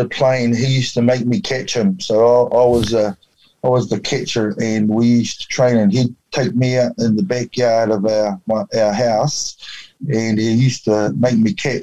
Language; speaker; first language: English; native; English